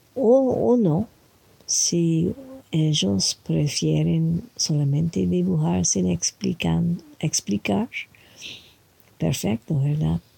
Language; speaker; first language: Spanish; non-native, fluent; French